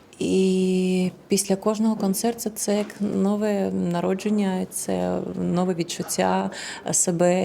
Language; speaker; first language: Ukrainian; non-native, local second language; Russian